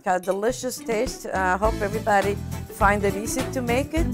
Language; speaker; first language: English; non-native, fluent; Italian